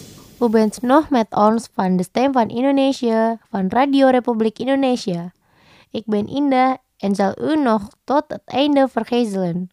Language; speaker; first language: Dutch; non-native, fluent; Indonesian